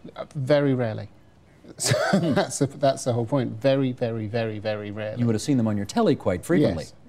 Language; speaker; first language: English; native; English